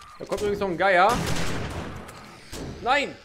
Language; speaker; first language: German; native; German